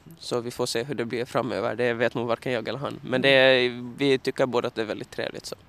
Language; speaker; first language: Swedish; native; Swedish